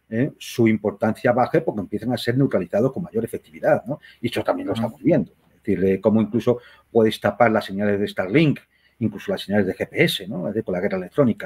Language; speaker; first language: Spanish; native; Spanish